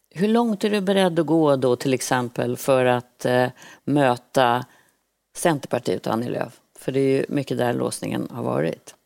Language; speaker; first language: Swedish; native; Swedish